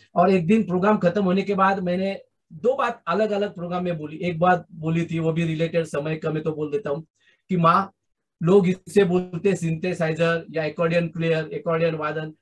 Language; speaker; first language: Hindi; non-native, local second language; Marathi